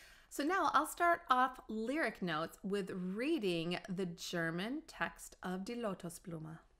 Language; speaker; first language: English; native; English